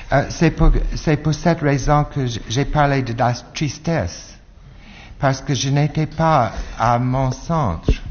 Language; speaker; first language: French; non-native, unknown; English